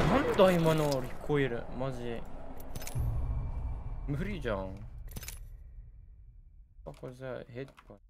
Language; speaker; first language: Japanese; early bilingual, heritage; Japanese